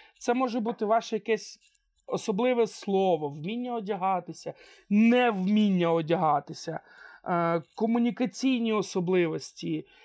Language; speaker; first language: Ukrainian; non-native, local second language; Russian